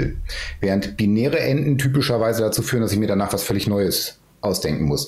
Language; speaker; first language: German; native; German